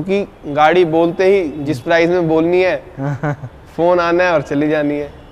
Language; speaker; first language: Hindi; native; Hindi